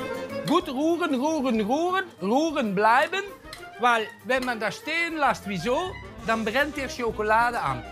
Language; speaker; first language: German; non-native, learner; Dutch